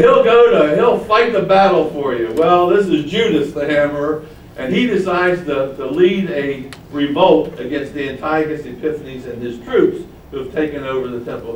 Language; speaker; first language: English; native; English